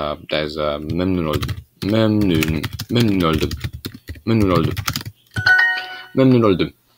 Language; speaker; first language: Turkish; non-native, learner; English